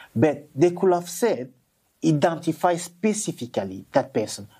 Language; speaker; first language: English; non-native, local second language; French